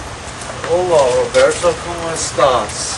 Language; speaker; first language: Spanish; non-native, learner; English